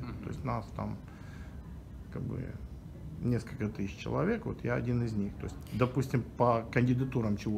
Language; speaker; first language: Russian; native; Russian